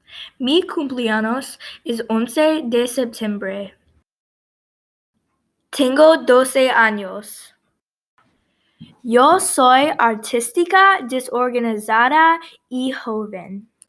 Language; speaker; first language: Spanish; non-native, learner; English